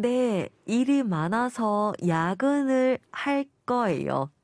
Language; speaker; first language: Korean; non-native, learner; Chinese